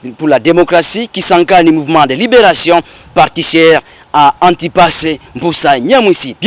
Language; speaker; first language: French; non-native, local second language; Swahili